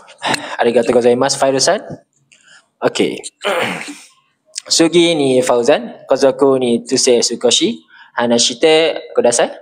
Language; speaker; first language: Japanese; non-native, learner; Malay